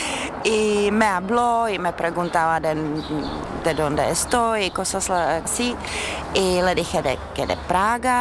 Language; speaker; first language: Spanish; non-native, fluent; Czech